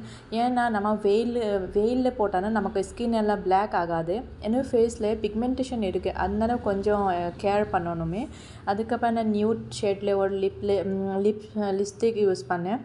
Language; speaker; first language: Tamil; non-native, fluent; Assamese